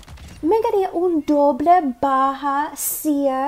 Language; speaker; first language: Spanish; non-native, learner; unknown